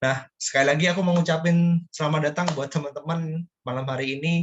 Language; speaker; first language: Indonesian; native; Indonesian